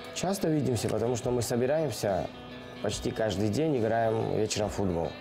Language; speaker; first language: Russian; non-native, local second language; Georgian